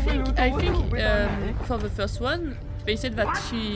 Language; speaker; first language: English; non-native, fluent; French